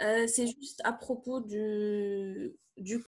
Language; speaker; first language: French; non-native, local second language; Arabic